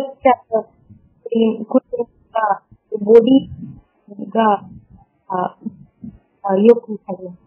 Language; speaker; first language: Japanese; non-native, learner; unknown